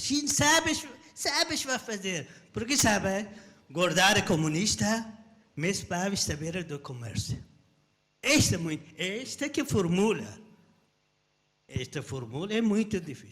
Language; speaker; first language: Portuguese; non-native, learner; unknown